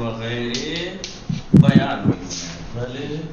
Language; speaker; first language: Persian; non-native, fluent; Urdu